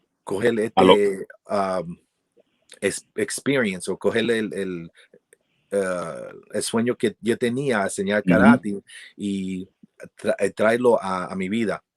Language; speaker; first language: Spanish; early bilingual, heritage; English